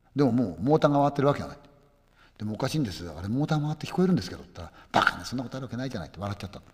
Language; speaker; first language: Japanese; native; Japanese